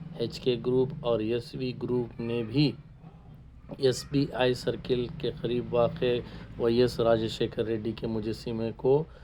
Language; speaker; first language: Urdu; native; Urdu